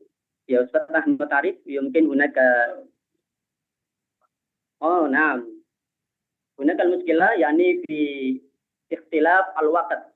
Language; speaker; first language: Arabic; non-native, fluent; Indonesian